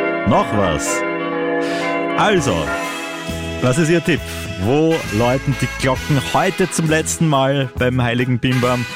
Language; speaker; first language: German; native; German